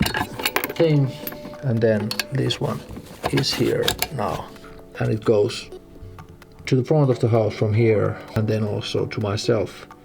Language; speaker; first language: English; non-native, fluent; Finnish